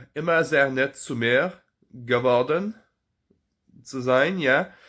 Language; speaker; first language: German; non-native, learner; French